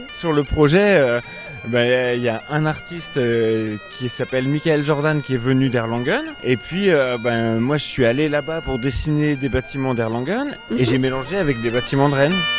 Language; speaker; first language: French; native; French